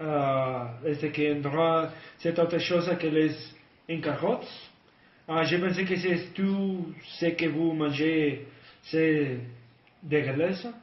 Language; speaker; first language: French; non-native, learner; Spanish